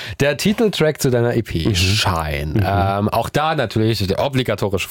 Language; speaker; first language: German; native; German